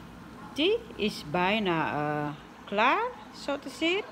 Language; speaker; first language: Dutch; non-native, learner; Indonesian